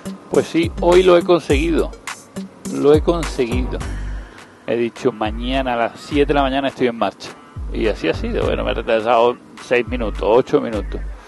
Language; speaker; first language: Spanish; native; Spanish